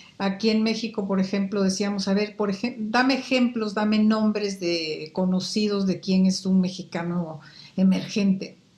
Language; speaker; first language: Spanish; native; Spanish